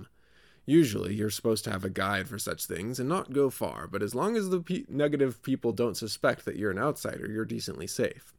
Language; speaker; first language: English; native; English